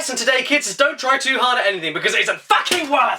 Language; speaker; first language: English; native; English